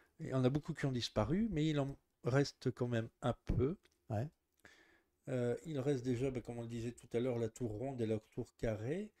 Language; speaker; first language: French; native; French